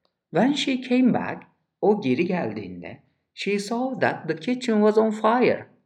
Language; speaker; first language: English; non-native, fluent; Turkish